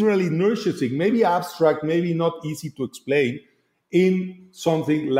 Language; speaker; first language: English; non-native, fluent; Spanish